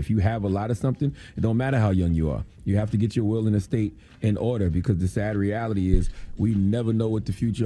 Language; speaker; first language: English; native; English